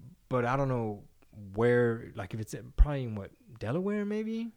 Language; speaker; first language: English; early bilingual, other home language; Spanish